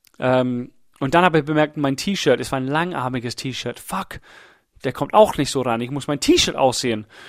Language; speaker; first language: German; non-native, fluent; English